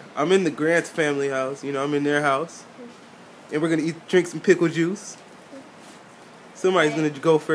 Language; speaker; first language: English; native; English